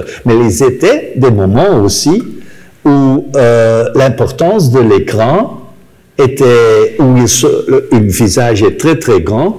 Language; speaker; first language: French; non-native, local second language; Dutch